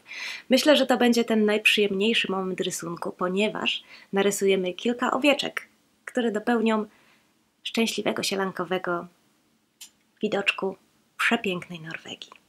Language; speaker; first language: Polish; native; Polish